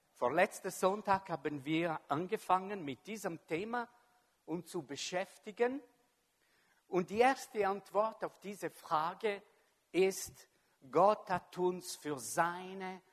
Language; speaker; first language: German; non-native, local second language; Italian